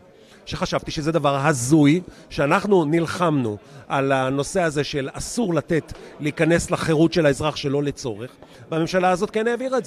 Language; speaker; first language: Hebrew; native; Hebrew